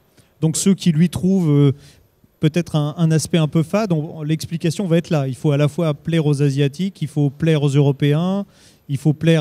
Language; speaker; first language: French; native; French